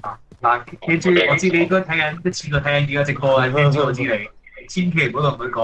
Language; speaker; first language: Chinese; native; Chinese